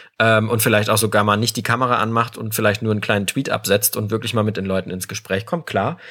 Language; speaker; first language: German; native; German